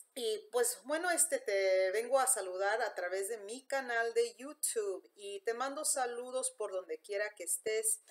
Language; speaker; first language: Spanish; early bilingual, heritage; English